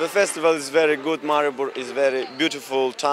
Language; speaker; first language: English; non-native, learner; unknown